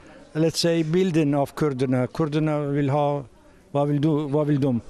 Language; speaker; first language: Norwegian; non-native, fluent; Kurdish